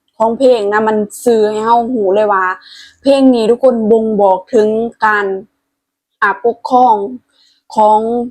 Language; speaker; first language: Thai; native; Thai